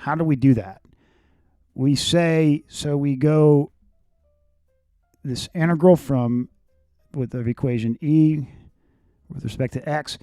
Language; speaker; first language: English; native; English